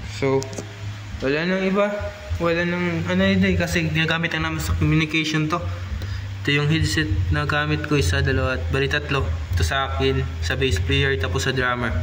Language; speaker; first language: Filipino; non-native, local second language; Cebuano